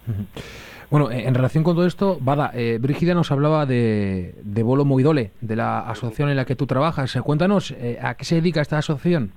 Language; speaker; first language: Spanish; native; Spanish